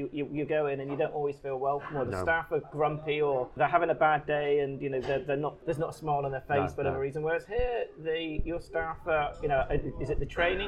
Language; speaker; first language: English; native; English